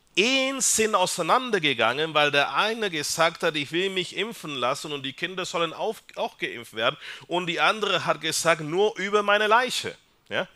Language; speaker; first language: German; non-native, fluent; Spanish